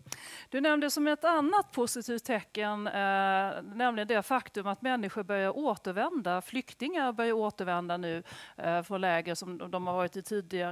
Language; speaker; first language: Swedish; native; Swedish